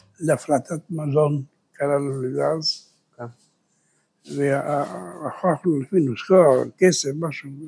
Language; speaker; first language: Hebrew; early bilingual, other home language; Spanish